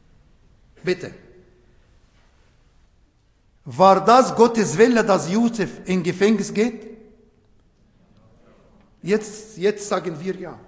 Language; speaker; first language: German; non-native, fluent; Arabic